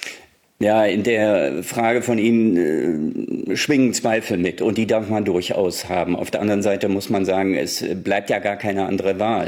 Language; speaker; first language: German; native; German